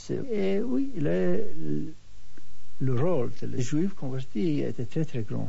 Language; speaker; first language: French; non-native, fluent; Hebrew